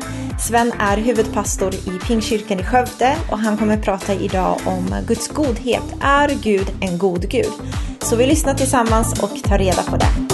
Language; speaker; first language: Swedish; native; Swedish